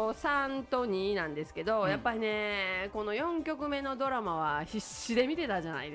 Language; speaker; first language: Japanese; native; Japanese